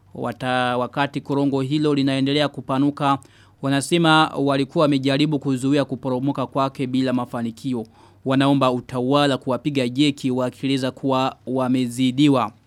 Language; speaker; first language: Swahili; non-native, local second language; Rundi